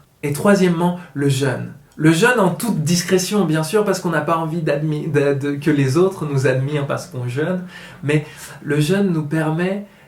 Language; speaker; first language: French; native; French